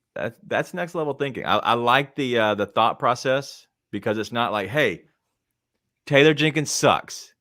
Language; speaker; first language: English; native; English